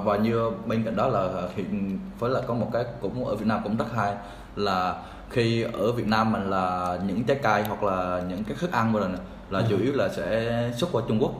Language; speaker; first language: Vietnamese; native; Vietnamese